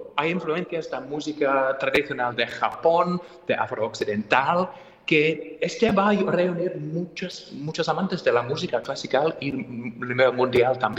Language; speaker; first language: Spanish; non-native, fluent; English